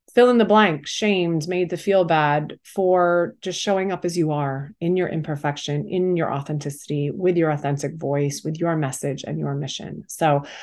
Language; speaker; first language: English; native; English